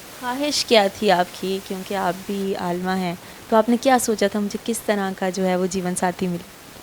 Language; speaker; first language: Urdu; native; Urdu